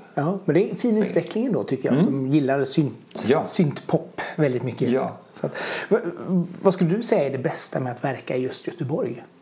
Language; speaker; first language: Swedish; native; Swedish